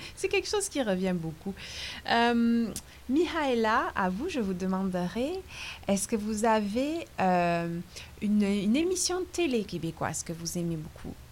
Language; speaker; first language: French; native; French